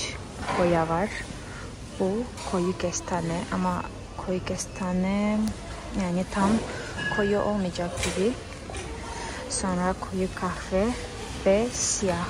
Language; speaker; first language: Turkish; non-native, fluent; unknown